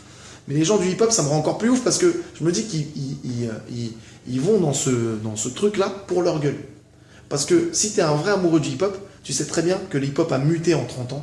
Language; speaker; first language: French; native; French